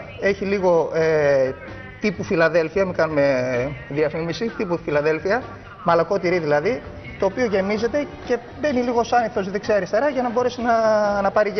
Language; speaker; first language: Greek; native; Greek